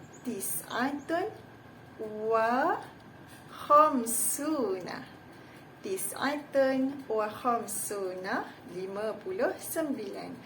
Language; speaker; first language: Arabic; non-native, fluent; Malay